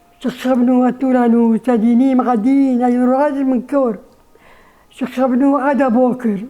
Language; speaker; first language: Hebrew; non-native, learner; Arabic